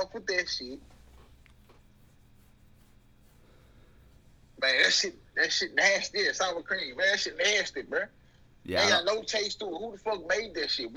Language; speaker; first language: English; native; English